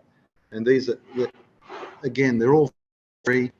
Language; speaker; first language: English; native; English